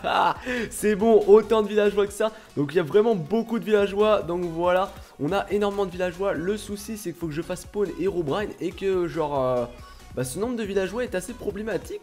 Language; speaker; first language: French; native; French